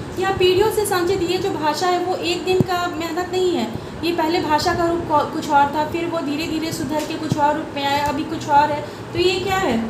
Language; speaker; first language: Hindi; native; Hindi